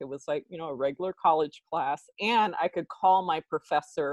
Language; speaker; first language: English; early bilingual, other home language; Pennsylvania German